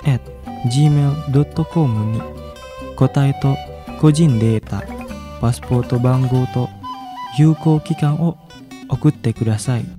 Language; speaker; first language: Japanese; non-native, fluent; Indonesian